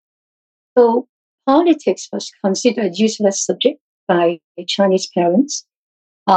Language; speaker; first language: English; non-native, local second language; Cantonese